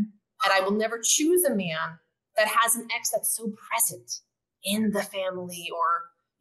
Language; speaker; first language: English; native; English